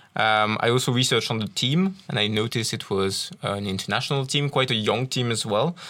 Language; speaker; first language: English; non-native, fluent; French